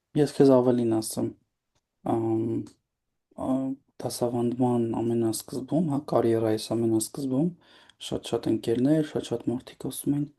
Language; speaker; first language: Armenian; native; Armenian